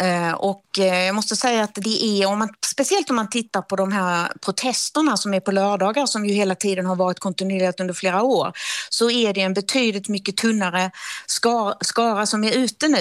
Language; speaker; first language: Swedish; native; Swedish